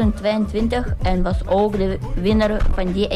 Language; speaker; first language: Dutch; early bilingual, other home language; Ukrainian